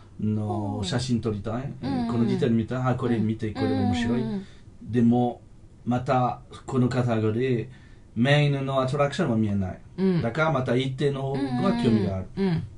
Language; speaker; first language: Japanese; non-native, fluent; French